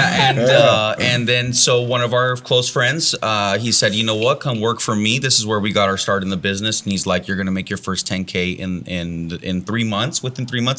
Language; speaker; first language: English; native; English